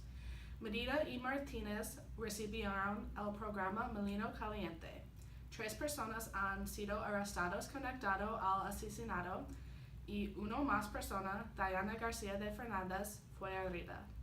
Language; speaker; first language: Spanish; non-native, learner; English